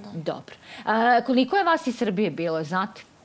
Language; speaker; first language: Croatian; native; Croatian